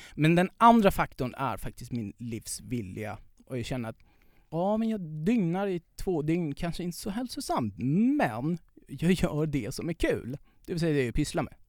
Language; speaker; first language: Swedish; non-native, fluent; Persian